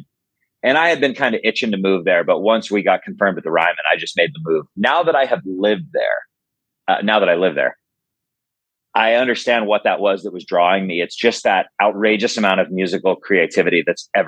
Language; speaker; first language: English; native; English